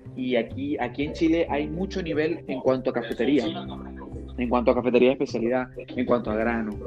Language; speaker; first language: Spanish; native; Spanish